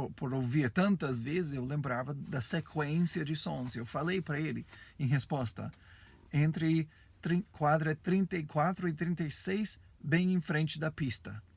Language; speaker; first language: Portuguese; non-native, fluent; English